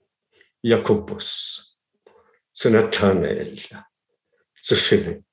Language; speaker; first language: German; non-native, fluent; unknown